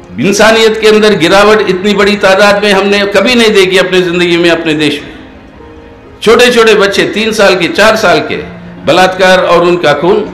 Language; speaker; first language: Hindi; non-native, local second language; Telugu